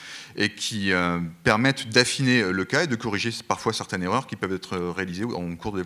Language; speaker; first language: French; native; French